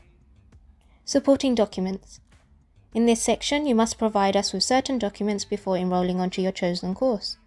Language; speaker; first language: English; native; English